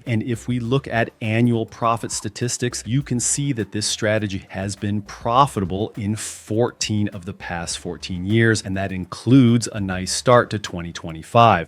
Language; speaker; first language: English; native; English